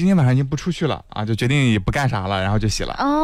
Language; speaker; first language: Chinese; native; Chinese